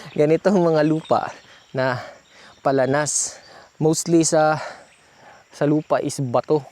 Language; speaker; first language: Filipino; non-native, local second language; Cebuano